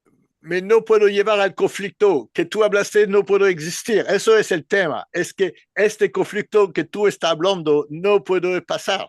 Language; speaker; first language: Spanish; non-native, learner; French